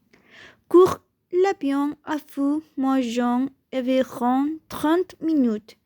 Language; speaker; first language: French; non-native, learner; Spanish